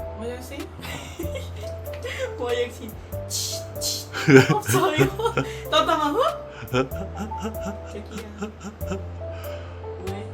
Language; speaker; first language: Korean; non-native, learner; Lao